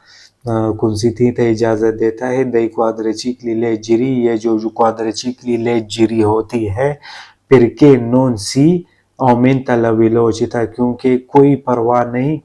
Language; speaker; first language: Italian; non-native, learner; Urdu